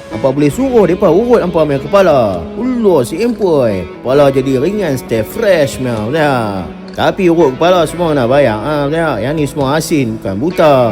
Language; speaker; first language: Malay; native; Malay